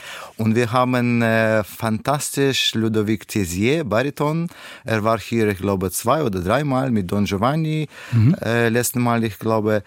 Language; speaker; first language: German; non-native, learner; Russian